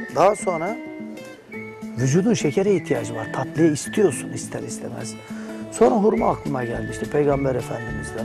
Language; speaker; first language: Turkish; native; Turkish